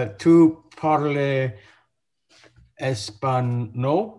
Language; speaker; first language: French; non-native, learner; English